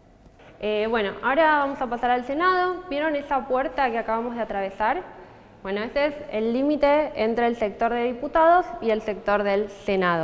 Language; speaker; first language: Spanish; native; Spanish